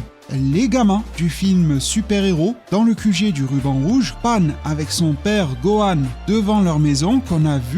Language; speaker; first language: French; native; French